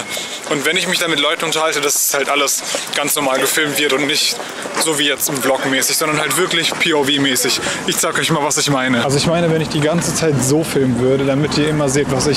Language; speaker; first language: German; native; German